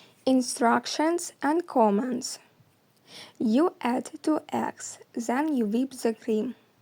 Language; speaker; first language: English; non-native, fluent; Ukrainian